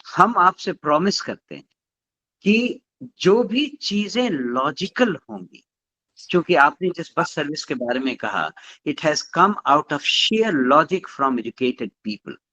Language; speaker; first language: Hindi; native; Hindi